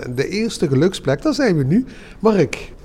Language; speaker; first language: Dutch; native; Dutch